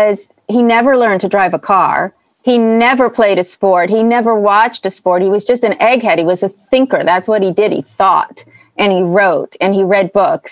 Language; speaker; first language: English; native; English